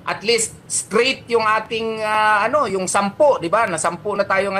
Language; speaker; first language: Filipino; native; Filipino